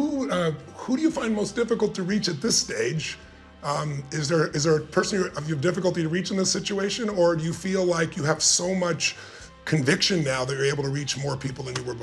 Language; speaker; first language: English; native; English